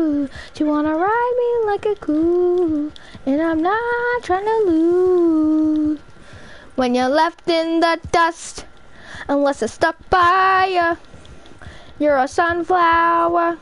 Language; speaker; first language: English; native; English